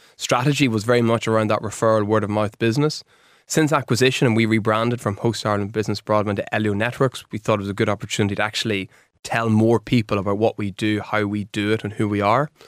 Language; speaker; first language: English; native; English